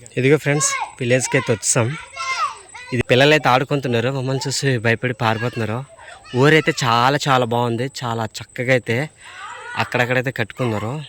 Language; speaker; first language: Telugu; native; Telugu